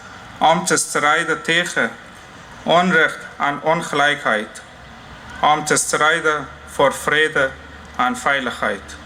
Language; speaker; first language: Dutch; non-native, fluent; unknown